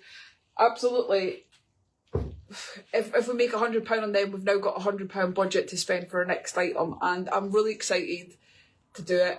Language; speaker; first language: English; native; English